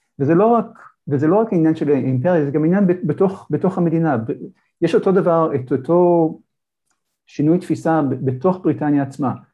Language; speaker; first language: Hebrew; native; Hebrew